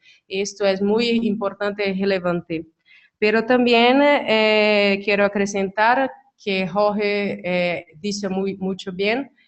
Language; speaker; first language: Spanish; non-native, learner; Portuguese